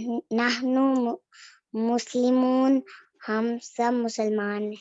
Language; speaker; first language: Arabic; non-native, learner; Urdu